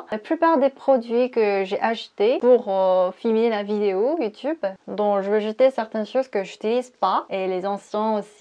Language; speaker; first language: French; non-native, fluent; Korean